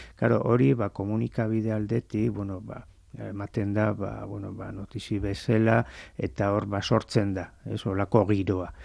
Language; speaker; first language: Basque; native; Basque